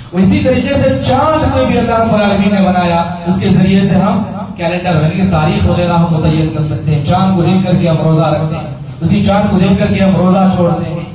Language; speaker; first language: Urdu; native; Urdu